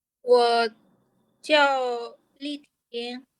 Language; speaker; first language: Chinese; non-native, learner; Lao